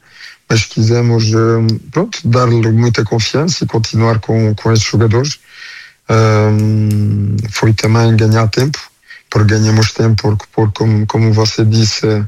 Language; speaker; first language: Portuguese; early bilingual, heritage; French